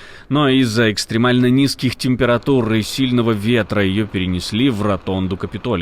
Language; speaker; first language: Russian; native; Russian